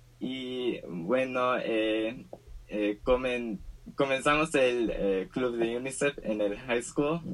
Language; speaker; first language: Spanish; early bilingual, heritage; Spanish